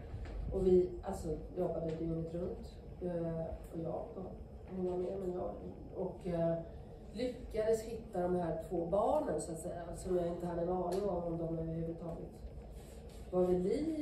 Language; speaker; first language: Swedish; native; Swedish